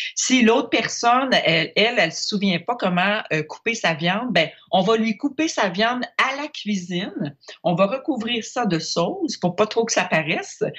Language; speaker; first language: French; native; French